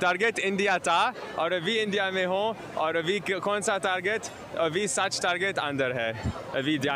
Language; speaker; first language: Hindi; non-native, learner; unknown